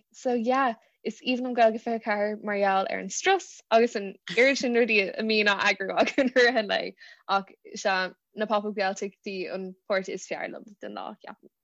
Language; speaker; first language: Irish; non-native, local second language; English